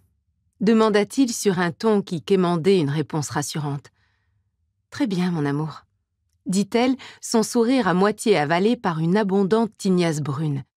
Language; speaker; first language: French; native; French